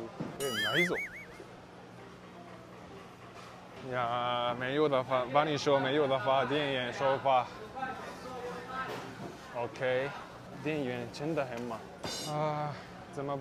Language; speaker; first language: Chinese; non-native, learner; Japanese